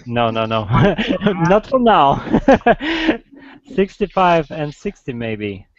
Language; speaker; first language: English; non-native, fluent; Russian